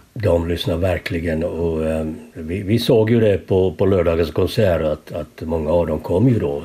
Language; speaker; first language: Swedish; native; Swedish